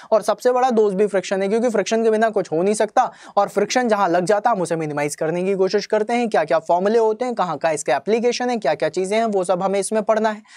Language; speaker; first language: Hindi; native; Hindi